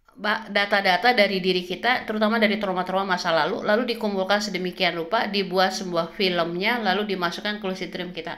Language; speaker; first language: Indonesian; native; Indonesian